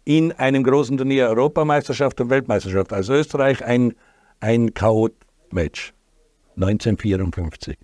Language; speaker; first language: German; native; German